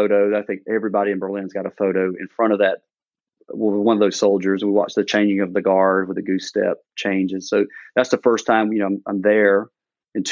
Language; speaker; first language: English; native; English